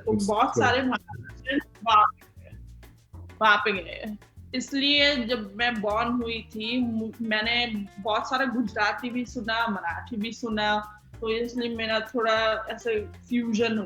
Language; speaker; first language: Hindi; non-native, local second language; Marathi